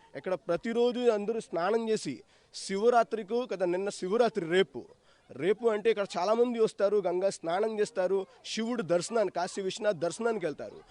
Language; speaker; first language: Telugu; non-native, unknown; Hindi